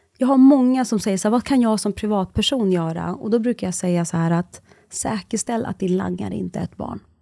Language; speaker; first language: Swedish; early bilingual, other home language; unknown